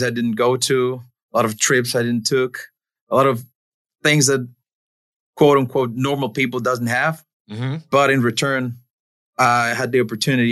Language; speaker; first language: English; non-native, fluent; Spanish